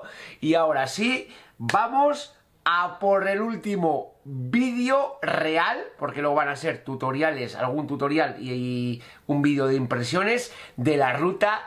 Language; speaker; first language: Spanish; native; Spanish